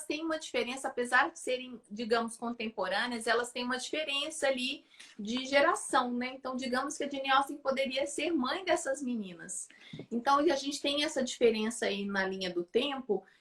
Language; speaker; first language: Portuguese; native; Portuguese